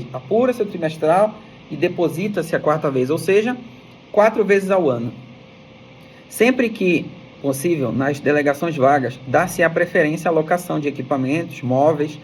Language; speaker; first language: Portuguese; native; Portuguese